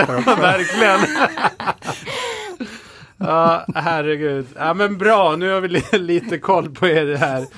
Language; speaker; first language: Swedish; native; Swedish